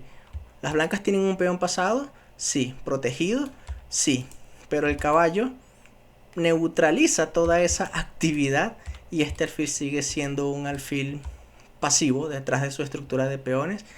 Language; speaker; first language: Spanish; native; Spanish